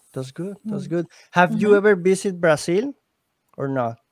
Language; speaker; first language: English; non-native, learner; Spanish